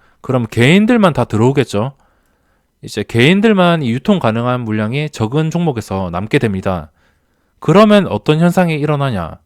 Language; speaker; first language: Korean; native; Korean